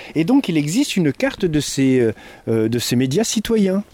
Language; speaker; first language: French; native; French